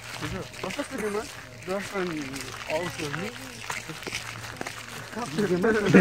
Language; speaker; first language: German; non-native, learner; Arabic